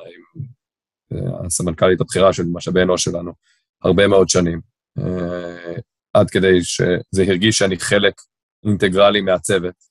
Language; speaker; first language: Hebrew; native; Hebrew